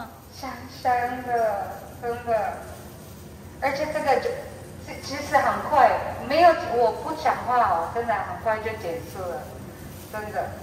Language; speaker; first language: Chinese; non-native, learner; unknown